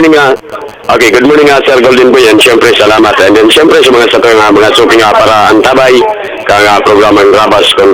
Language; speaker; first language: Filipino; non-native, local second language; Bikol